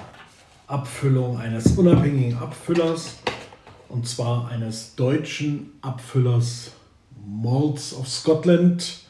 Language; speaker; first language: German; native; German